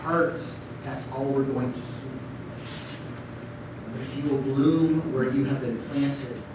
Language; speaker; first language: English; native; English